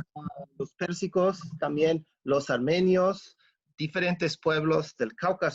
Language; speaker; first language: Spanish; non-native, fluent; English